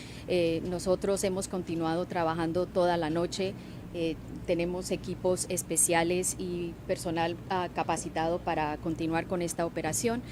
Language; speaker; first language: Spanish; non-native, fluent; English